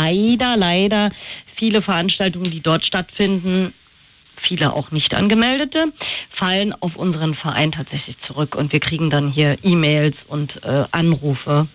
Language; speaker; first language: German; native; German